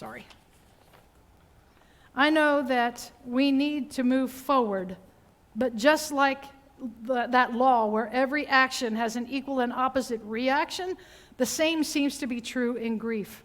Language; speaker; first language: English; native; English